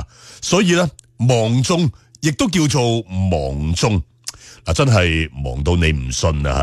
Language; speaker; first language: Cantonese; native; Cantonese